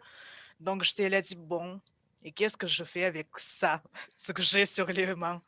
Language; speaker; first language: French; non-native, fluent; Russian